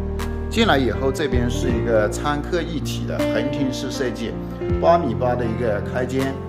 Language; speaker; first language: Chinese; native; Chinese